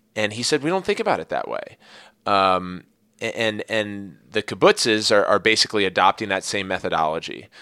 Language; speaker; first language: English; early bilingual, other home language; Arabic